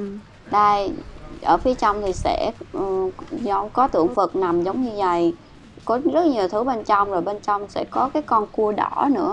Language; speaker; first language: Vietnamese; native; Vietnamese